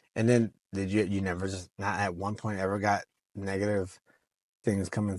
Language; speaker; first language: English; native; English